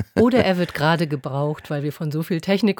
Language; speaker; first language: German; native; German